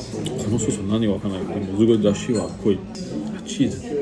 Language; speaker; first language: Japanese; non-native, fluent; French